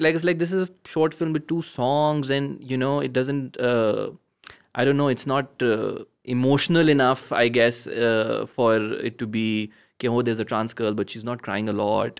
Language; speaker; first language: English; non-native, local second language; Urdu